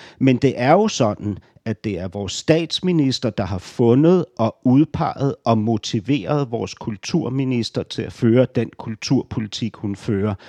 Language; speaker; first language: Danish; native; Danish